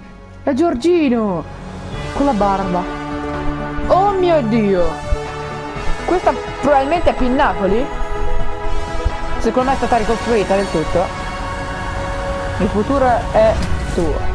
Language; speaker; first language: Italian; native; Italian